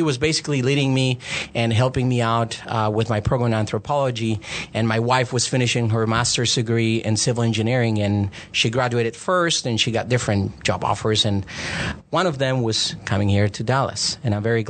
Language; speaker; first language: English; non-native, fluent; Spanish